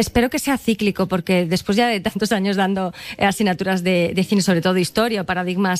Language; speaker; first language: Spanish; native; Spanish